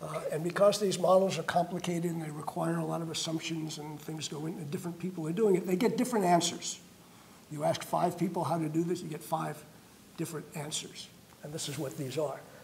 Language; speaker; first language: English; native; English